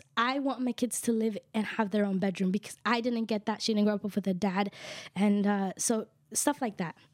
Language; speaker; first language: English; early bilingual, other home language; Kʼicheʼ